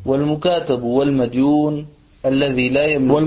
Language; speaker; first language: Arabic; native; Arabic